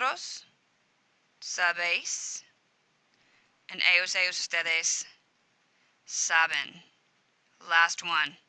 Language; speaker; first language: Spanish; non-native, fluent; English